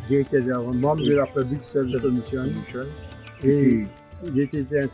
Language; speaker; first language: French; non-native, local second language; Morisyen